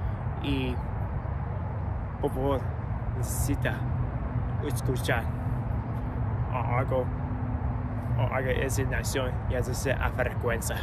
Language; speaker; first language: Spanish; non-native, learner; English